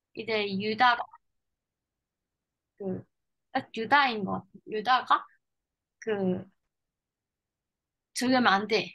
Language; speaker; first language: Korean; non-native, learner; Chinese